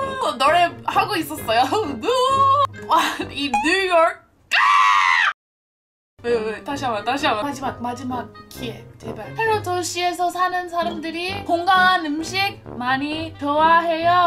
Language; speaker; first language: Korean; non-native, learner; English